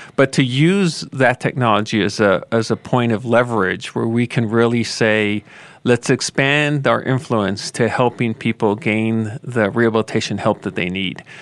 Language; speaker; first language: English; native; English